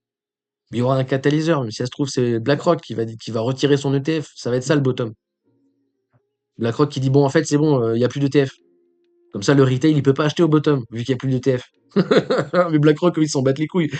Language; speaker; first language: French; native; French